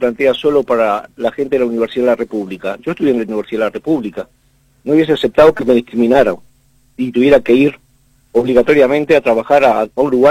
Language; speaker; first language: Spanish; native; Spanish